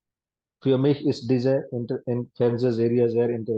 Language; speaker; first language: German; non-native, fluent; Hindi